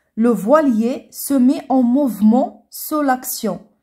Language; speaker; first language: French; non-native, local second language; Arabic